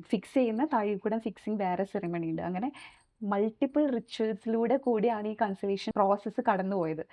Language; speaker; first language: Malayalam; native; Malayalam